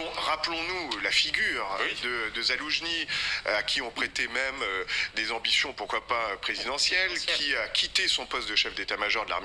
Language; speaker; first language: French; native; French